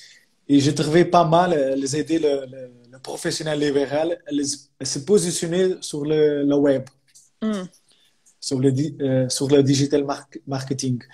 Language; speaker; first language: French; non-native, fluent; Portuguese